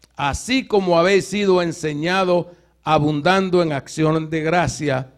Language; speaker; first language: Spanish; native; Spanish